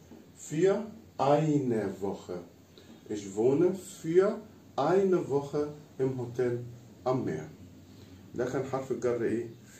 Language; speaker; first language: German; non-native, fluent; Arabic